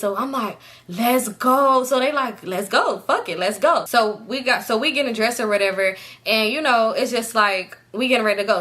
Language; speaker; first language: English; native; English